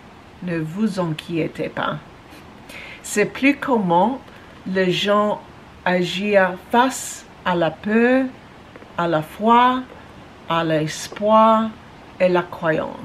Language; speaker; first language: French; non-native, learner; English